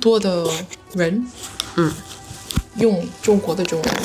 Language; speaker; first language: Chinese; non-native, learner; English